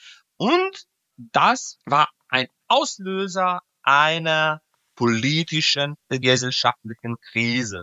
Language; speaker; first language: German; non-native, fluent; Serbian